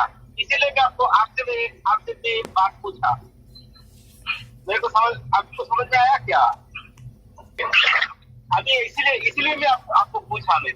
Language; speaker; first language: Hindi; native; Hindi